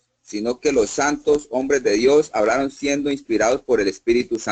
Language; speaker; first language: Spanish; native; Spanish